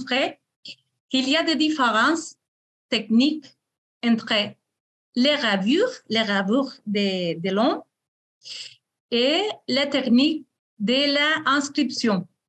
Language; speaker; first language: French; non-native, fluent; Spanish